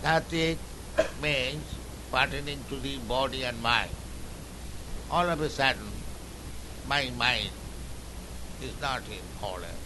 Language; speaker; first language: English; non-native, local second language; Bangla